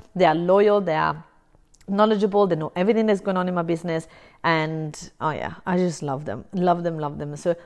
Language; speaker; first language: English; non-native, fluent; Italian